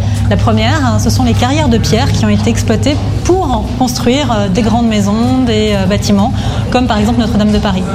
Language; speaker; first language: French; native; French